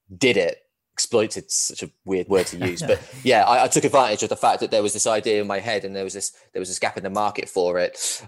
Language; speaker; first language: English; native; English